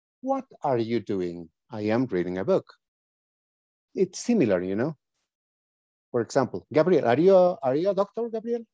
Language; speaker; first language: English; non-native, fluent; Spanish